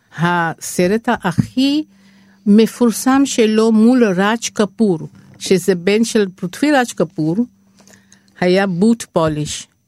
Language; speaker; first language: Hebrew; non-native, fluent; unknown